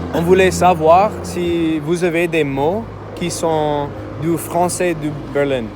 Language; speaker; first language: French; non-native, fluent; English